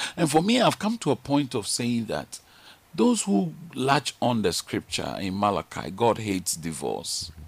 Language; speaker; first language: English; non-native, local second language; Ga